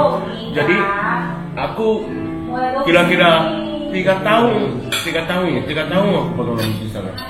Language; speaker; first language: Indonesian; non-native, learner; Japanese